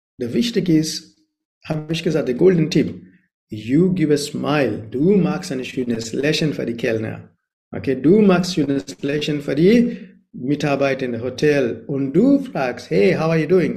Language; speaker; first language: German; non-native, learner; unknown